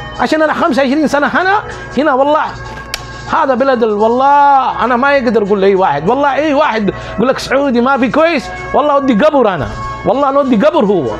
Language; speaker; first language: Arabic; non-native, learner; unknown